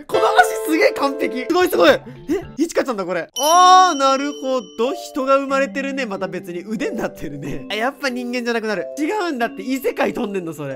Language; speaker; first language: Japanese; native; Japanese